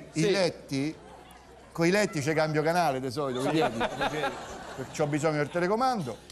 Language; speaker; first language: Italian; native; Italian